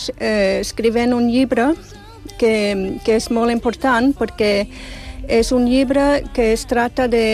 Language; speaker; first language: Catalan; non-native, fluent; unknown